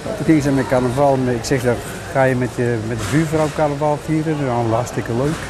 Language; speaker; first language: Dutch; early bilingual, other home language; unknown